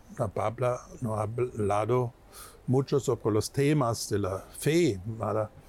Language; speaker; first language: Spanish; non-native, fluent; German